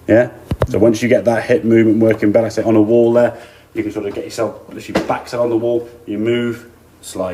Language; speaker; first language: English; native; English